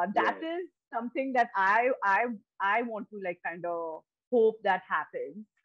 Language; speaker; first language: English; non-native, local second language; Bangla